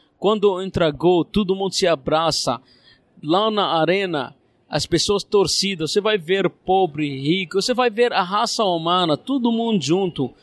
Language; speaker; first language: Portuguese; non-native, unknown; Arabic